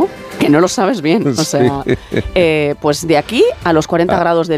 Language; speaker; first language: Spanish; native; Spanish